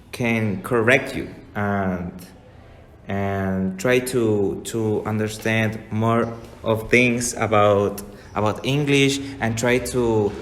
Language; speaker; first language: English; non-native, learner; Spanish